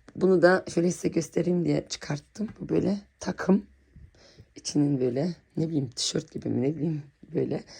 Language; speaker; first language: Turkish; early bilingual, heritage; Turkish